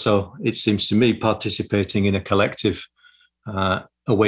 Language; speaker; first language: English; native; English